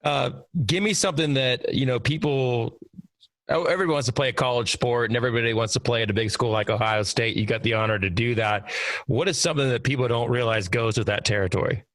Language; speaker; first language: English; native; English